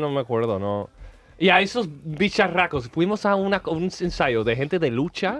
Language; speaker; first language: Spanish; non-native, learner; English